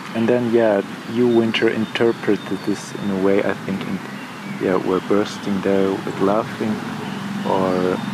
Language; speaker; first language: English; non-native, fluent; German